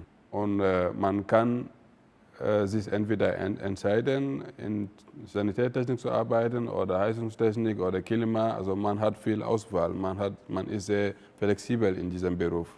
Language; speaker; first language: German; non-native, fluent; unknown